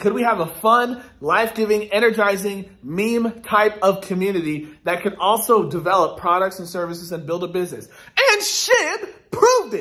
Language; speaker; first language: English; native; English